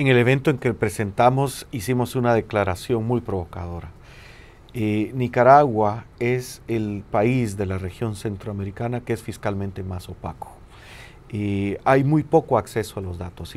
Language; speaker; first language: Spanish; native; Spanish